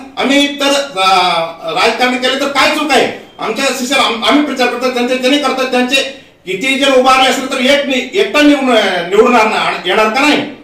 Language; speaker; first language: Marathi; non-native, local second language; Kannada